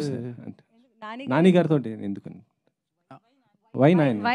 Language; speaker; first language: Telugu; native; Telugu